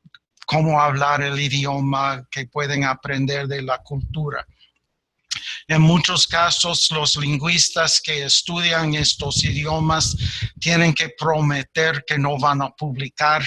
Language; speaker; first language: Spanish; non-native, fluent; English